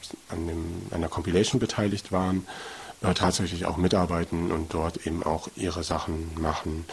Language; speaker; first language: German; native; German